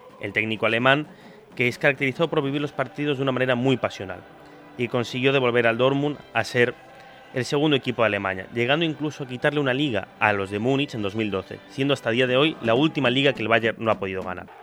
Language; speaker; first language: Spanish; native; Spanish